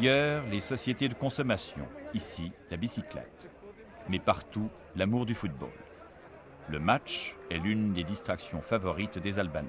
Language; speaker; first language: French; native; French